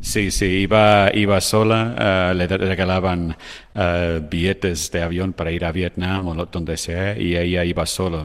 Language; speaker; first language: Spanish; non-native, fluent; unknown